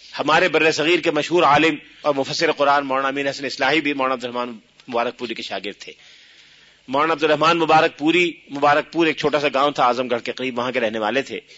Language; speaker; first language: Urdu; native; Urdu